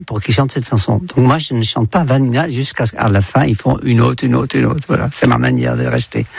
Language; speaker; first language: French; non-native, fluent; Dutch